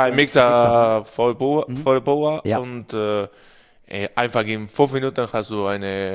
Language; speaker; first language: German; non-native, learner; Spanish